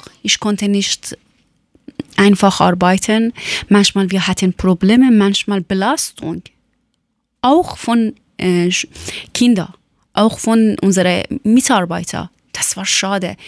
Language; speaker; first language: German; non-native, learner; Persian